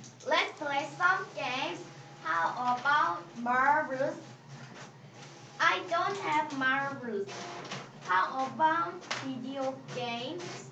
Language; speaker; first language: English; non-native, learner; Korean